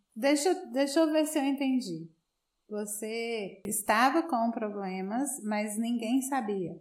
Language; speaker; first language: Portuguese; native; Portuguese